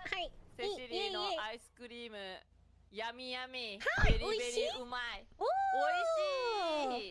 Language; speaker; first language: Japanese; native; Japanese